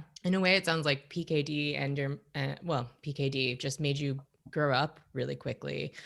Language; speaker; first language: English; native; English